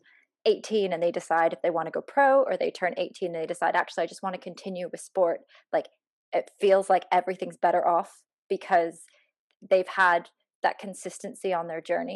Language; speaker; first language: English; native; English